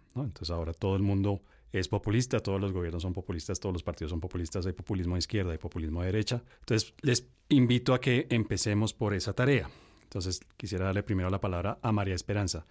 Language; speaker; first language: Spanish; native; Spanish